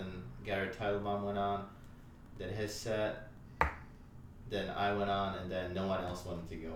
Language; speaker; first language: English; non-native, fluent; Polish